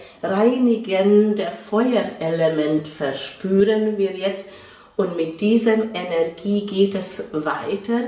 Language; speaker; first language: German; non-native, fluent; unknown